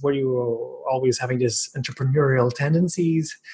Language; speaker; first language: English; non-native, fluent; Portuguese